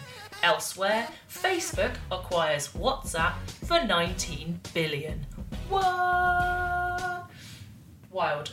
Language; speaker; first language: English; native; English